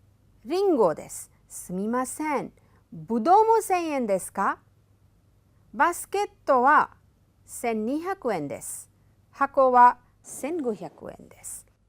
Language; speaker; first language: Japanese; non-native, fluent; Hindi